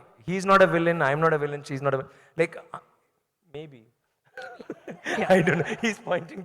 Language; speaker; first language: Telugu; non-native, learner; Tamil